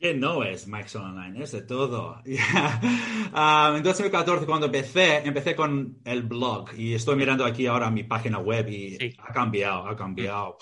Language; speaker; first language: Spanish; non-native, fluent; English